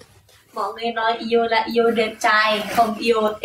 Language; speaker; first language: Vietnamese; non-native, learner; Javanese